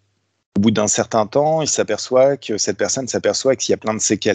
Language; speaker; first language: French; native; French